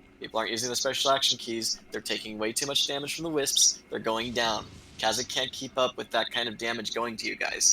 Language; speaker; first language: English; native; English